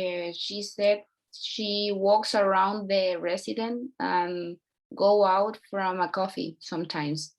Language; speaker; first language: English; non-native, learner; Spanish